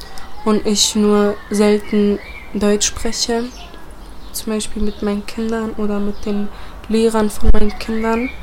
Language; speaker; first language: German; early bilingual, other home language; Bosnian